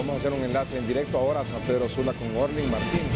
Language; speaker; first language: Spanish; native; Spanish